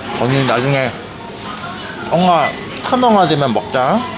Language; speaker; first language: Korean; native; Korean